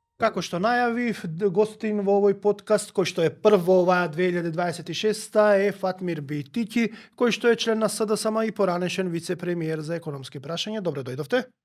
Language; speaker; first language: Macedonian; native; Macedonian